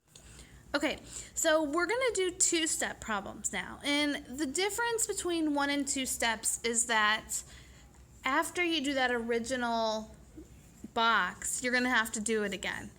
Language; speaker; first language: English; native; English